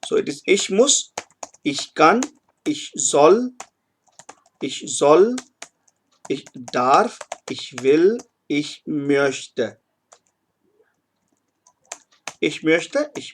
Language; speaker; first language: German; non-native, fluent; Hindi